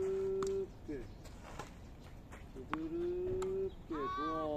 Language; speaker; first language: Korean; native; Korean